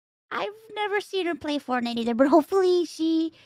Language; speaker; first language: English; early bilingual, other home language; Spanish